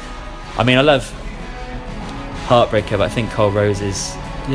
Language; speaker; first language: English; native; English